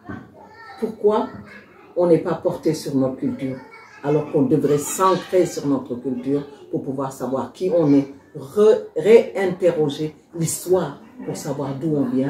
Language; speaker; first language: French; non-native, local second language; Wolof